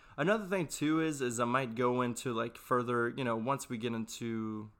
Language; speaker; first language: English; native; English